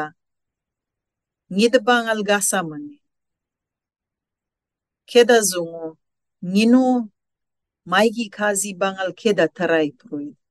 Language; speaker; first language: English; non-native, local second language; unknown